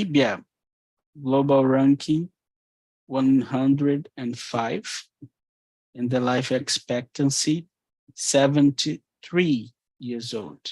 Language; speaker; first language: English; non-native, fluent; Portuguese